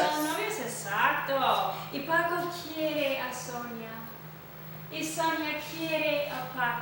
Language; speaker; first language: Spanish; non-native, fluent; English